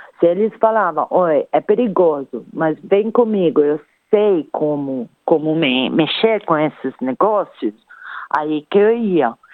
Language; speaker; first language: Portuguese; non-native, fluent; Italian